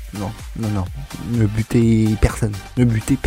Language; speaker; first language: French; native; French